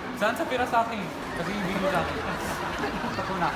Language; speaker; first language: Filipino; non-native, learner; Arabic